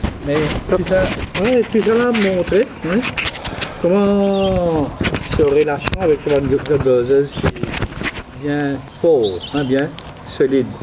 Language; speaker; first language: French; non-native, local second language; Morisyen